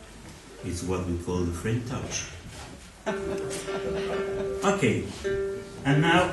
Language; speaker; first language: English; non-native, learner; French